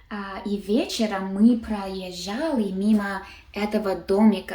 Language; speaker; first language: Russian; early bilingual, heritage; Russian